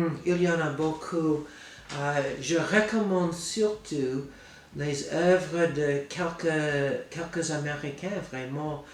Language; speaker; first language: French; non-native, fluent; English